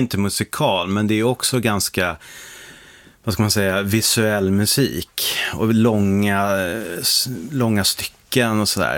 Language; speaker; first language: Swedish; native; Swedish